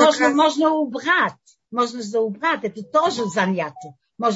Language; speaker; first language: Russian; non-native, fluent; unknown